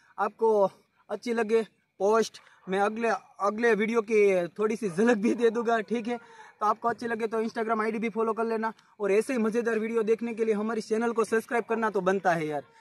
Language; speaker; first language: Hindi; non-native, local second language; Gujarati